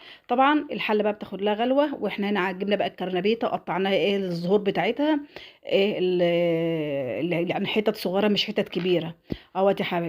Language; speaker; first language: Arabic; native; Arabic